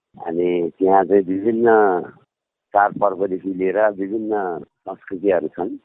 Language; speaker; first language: Nepali; non-native, local second language; Gurung